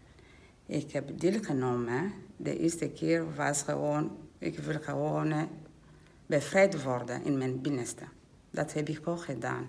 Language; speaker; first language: Dutch; non-native, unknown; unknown